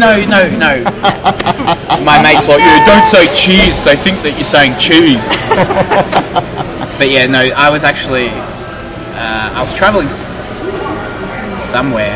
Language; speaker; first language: English; native; English